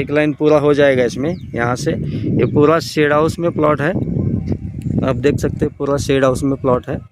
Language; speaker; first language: Hindi; non-native, local second language; Marathi